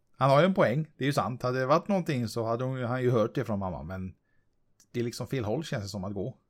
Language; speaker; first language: Swedish; native; Swedish